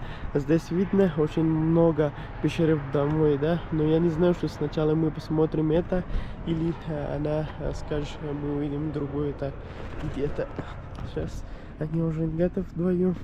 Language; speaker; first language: Russian; non-native, learner; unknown